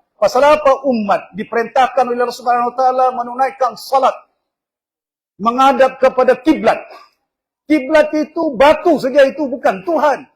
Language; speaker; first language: Malay; non-native, local second language; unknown